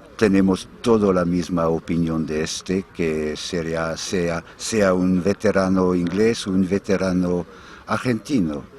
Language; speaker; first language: Spanish; non-native, fluent; English